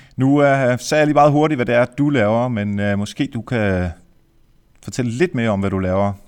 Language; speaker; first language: Danish; native; Danish